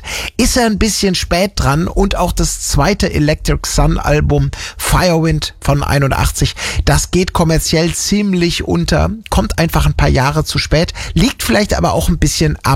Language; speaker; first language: German; native; German